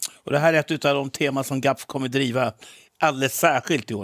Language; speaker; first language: Swedish; native; Swedish